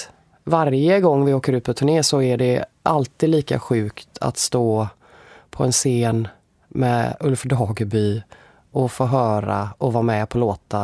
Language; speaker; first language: Swedish; native; Swedish